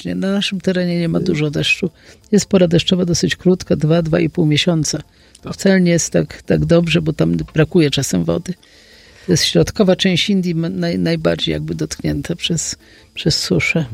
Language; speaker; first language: Polish; native; Polish